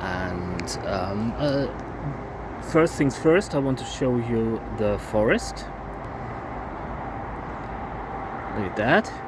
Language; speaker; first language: English; non-native, fluent; German